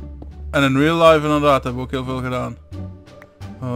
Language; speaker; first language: Dutch; native; Dutch